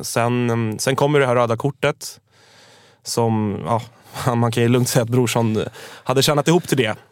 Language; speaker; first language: Swedish; native; Swedish